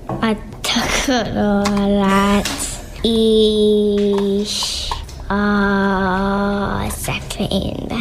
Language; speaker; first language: Hungarian; early bilingual, heritage; Hungarian